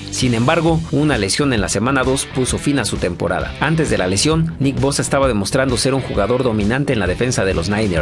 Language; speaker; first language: Spanish; native; Spanish